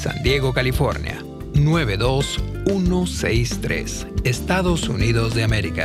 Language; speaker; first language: Spanish; native; Spanish